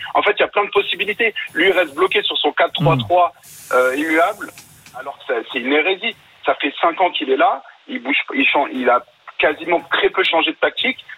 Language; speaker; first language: French; early bilingual, other home language; Arabic